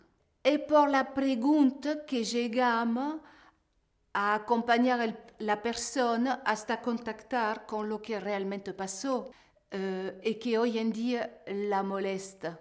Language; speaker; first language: Spanish; non-native, fluent; French